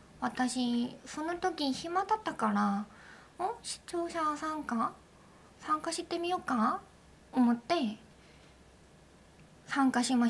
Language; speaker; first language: Japanese; non-native, learner; Korean